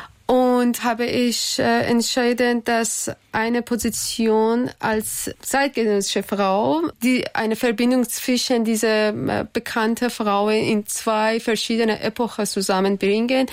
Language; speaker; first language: German; non-native, learner; Persian